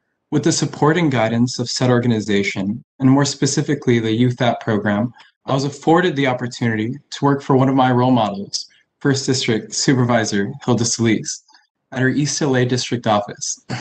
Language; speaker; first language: English; early bilingual, other home language; Spanish